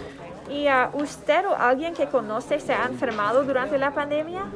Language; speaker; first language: Spanish; non-native, fluent; English